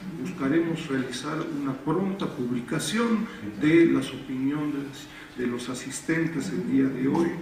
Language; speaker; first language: Spanish; native; Spanish